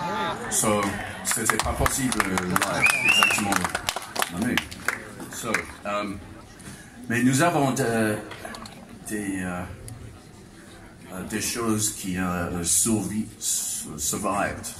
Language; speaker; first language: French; non-native, learner; English